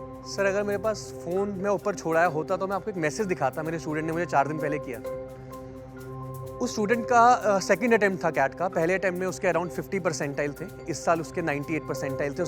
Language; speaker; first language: Hindi; native; Hindi